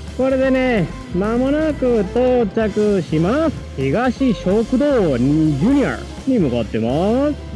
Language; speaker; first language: Japanese; non-native, fluent; Spanish